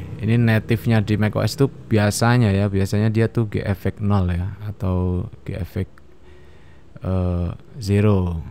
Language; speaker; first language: Indonesian; native; Indonesian